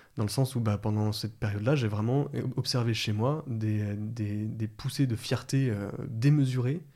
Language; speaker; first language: French; native; French